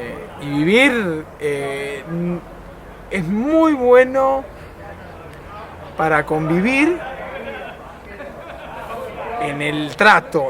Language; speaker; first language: Spanish; native; Spanish